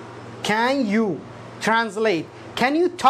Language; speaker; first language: English; non-native, fluent; Arabic